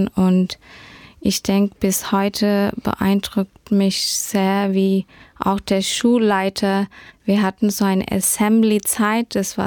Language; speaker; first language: German; early bilingual, heritage; German